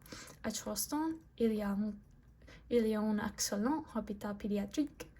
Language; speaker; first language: French; non-native, learner; English